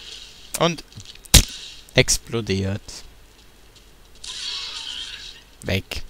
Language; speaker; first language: German; native; German